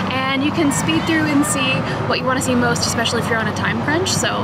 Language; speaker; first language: English; native; English